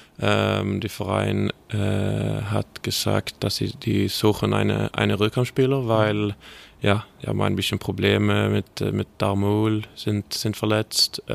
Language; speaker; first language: German; non-native, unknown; Swedish